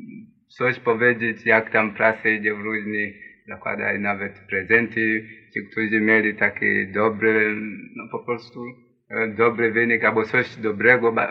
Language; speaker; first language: Polish; non-native, learner; Swahili